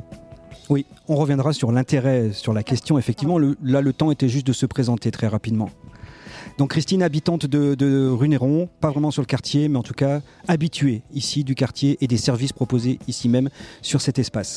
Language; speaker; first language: French; native; French